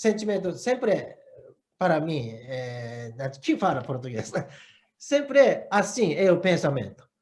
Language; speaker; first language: Portuguese; non-native, learner; Japanese